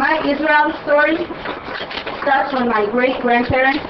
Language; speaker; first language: English; non-native, fluent; Hebrew